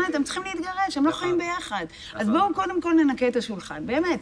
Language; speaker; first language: Hebrew; native; Hebrew